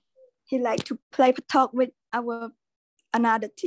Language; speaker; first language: English; non-native, learner; Khmer